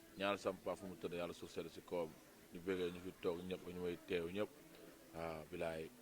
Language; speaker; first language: Wolof; native; Wolof